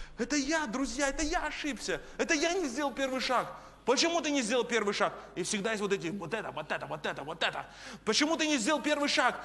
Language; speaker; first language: Russian; native; Russian